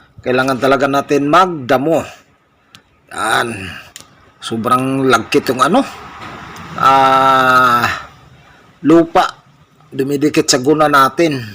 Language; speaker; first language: Filipino; non-native, local second language; Cebuano